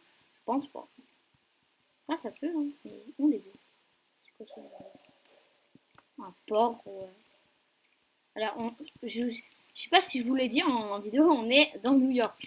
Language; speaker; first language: French; native; French